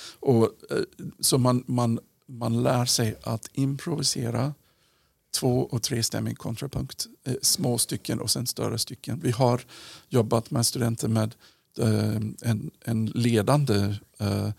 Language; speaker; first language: Swedish; non-native, fluent; English